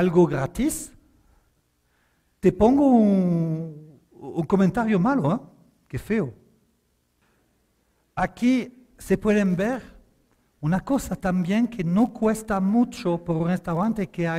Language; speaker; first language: Spanish; non-native, fluent; French